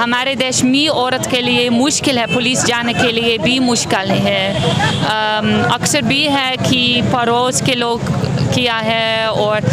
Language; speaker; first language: Hindi; non-native, learner; Dutch